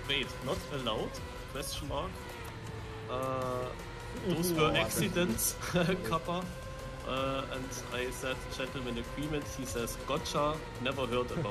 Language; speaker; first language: English; non-native, learner; German